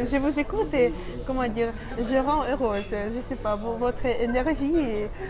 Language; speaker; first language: French; non-native, fluent; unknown